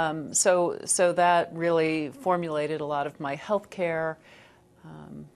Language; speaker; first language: English; native; English